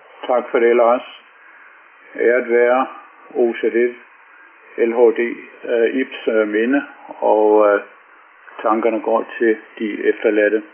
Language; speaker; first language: Danish; native; Danish